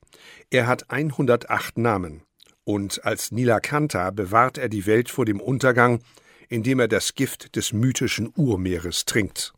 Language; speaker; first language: German; native; German